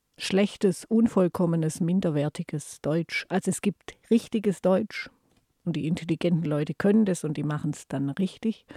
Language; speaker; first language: German; native; German